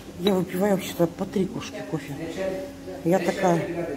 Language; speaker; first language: Russian; native; Russian